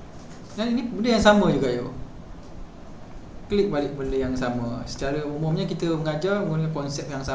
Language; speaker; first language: Malay; native; Malay